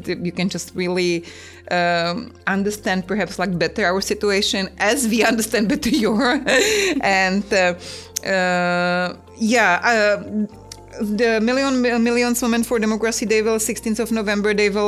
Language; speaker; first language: English; non-native, fluent; Czech